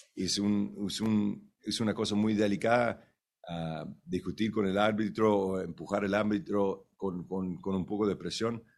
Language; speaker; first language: Spanish; early bilingual, heritage; Spanish